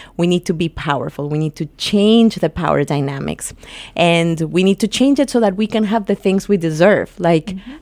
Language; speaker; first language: English; early bilingual, other home language; Spanish